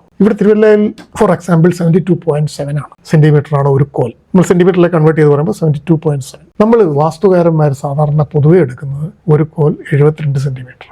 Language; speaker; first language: Malayalam; native; Malayalam